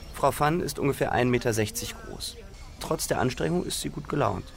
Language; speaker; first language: German; native; German